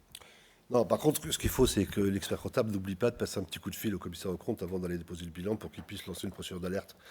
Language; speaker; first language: French; native; French